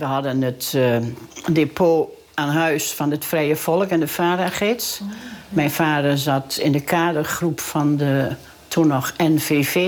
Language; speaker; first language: Dutch; native; Dutch